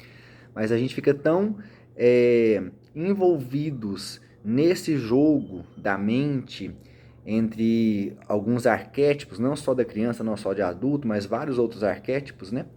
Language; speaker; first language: Portuguese; native; Portuguese